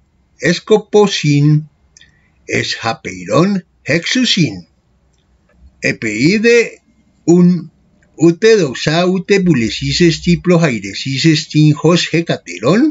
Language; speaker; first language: Greek; non-native, fluent; Spanish